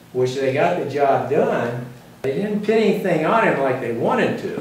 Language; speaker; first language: English; native; English